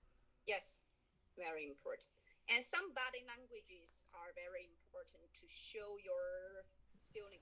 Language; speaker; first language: English; non-native, learner; Chinese